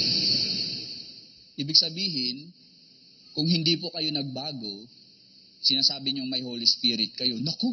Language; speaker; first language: Filipino; native; Filipino